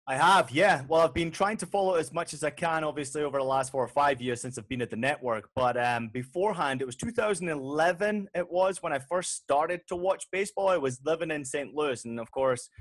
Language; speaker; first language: English; native; English